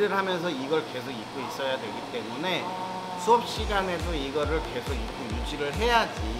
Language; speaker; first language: Korean; native; Korean